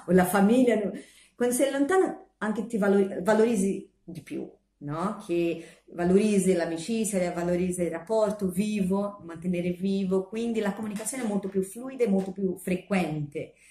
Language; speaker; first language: Italian; non-native, fluent; Portuguese